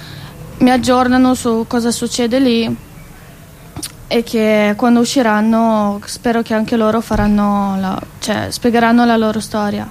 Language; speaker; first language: Italian; non-native, fluent; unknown